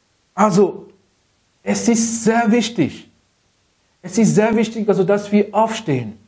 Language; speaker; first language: German; non-native, fluent; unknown